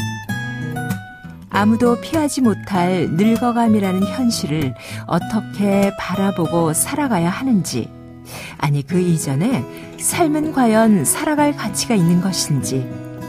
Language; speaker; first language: Korean; native; Korean